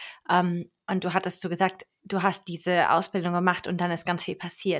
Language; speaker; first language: German; native; German